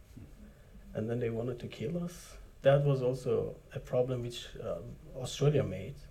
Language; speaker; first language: English; non-native, fluent; Persian